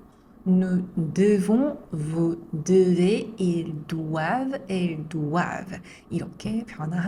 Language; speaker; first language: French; non-native, fluent; Korean